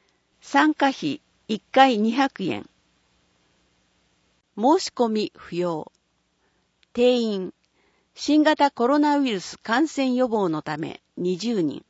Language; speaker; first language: Japanese; native; Japanese